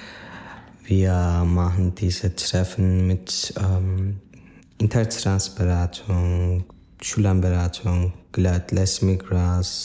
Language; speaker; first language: German; non-native, learner; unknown